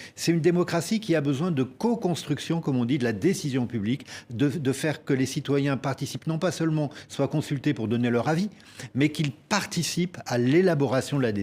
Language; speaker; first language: French; native; French